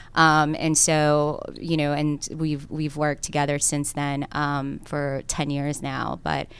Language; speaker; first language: English; early bilingual, other home language; Korean